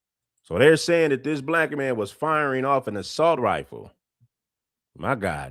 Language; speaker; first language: English; native; English